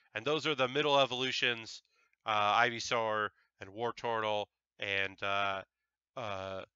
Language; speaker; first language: English; native; English